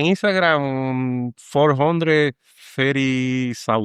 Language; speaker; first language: English; non-native, fluent; Spanish